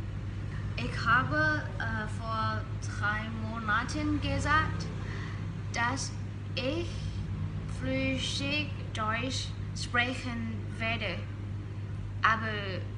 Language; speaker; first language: German; non-native, learner; Vietnamese